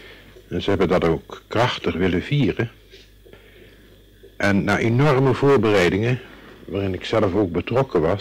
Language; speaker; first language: Dutch; native; Dutch